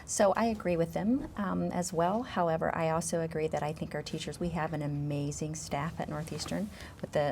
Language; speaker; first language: English; native; English